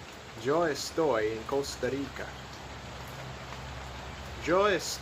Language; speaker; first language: Spanish; non-native, fluent; English